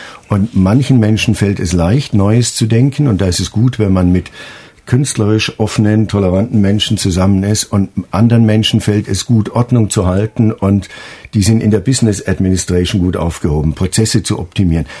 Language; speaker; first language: German; native; German